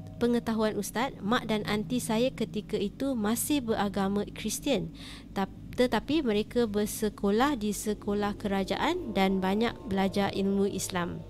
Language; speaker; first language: Malay; native; Malay